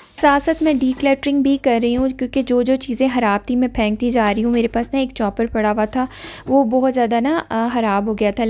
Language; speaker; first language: Urdu; native; Urdu